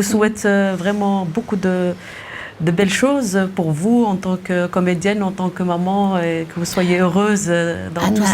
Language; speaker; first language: French; native; French